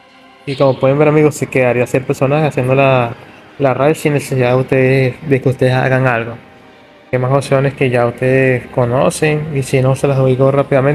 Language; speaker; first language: Spanish; non-native, fluent; Portuguese